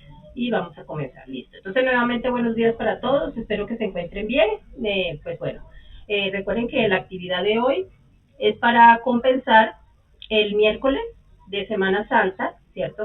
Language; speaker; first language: Spanish; native; Spanish